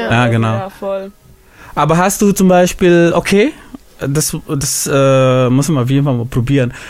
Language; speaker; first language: German; non-native, fluent; Indonesian